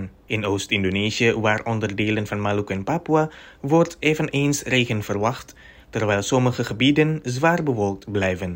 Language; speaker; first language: Dutch; non-native, fluent; Indonesian